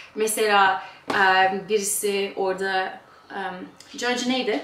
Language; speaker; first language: Turkish; early bilingual, heritage; Turkish